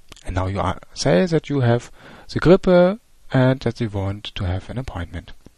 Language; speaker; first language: English; non-native, fluent; German